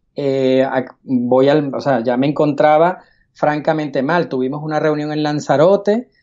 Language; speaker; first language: Spanish; native; Spanish